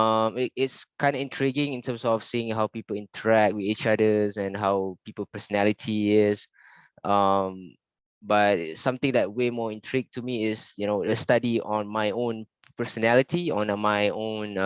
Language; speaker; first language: English; non-native, learner; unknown